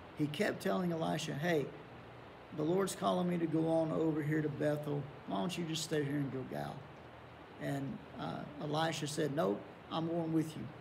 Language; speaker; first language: English; native; English